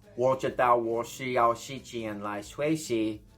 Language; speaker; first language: Chinese; non-native, learner; English